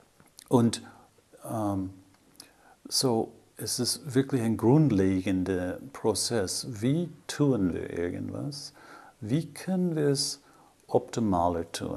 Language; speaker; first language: German; non-native, fluent; English